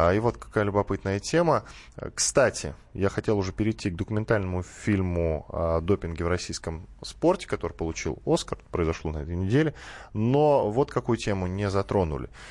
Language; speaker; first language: Russian; native; Russian